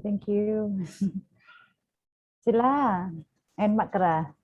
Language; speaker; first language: English; non-native, fluent; Khmer